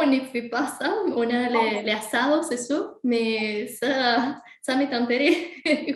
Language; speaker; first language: French; non-native, fluent; Spanish